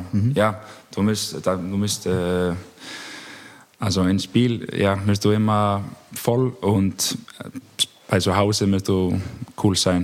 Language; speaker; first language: German; non-native, learner; Icelandic